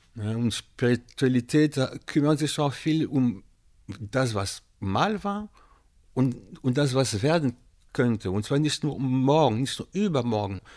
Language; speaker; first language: German; non-native, fluent; French